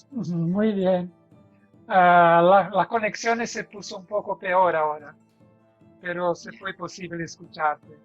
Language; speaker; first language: Spanish; non-native, fluent; Portuguese